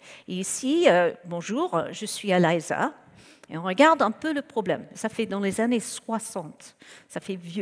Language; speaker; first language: French; non-native, fluent; English